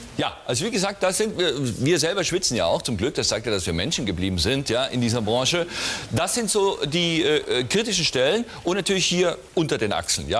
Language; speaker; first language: German; native; German